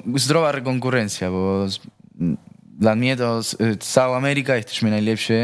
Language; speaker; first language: Polish; non-native, learner; Spanish